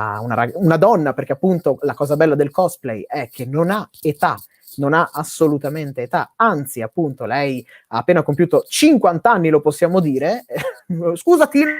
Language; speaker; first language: Italian; native; Italian